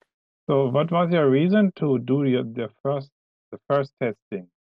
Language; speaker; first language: English; non-native, fluent; German